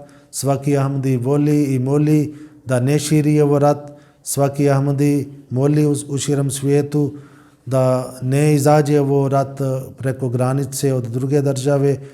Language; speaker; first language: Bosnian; non-native, learner; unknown